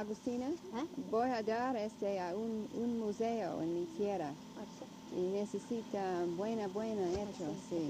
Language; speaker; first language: Spanish; non-native, learner; English